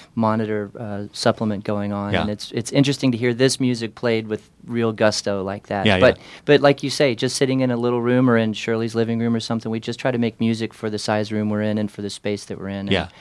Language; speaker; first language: English; native; English